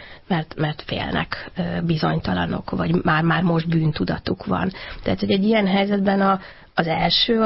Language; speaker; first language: Hungarian; native; Hungarian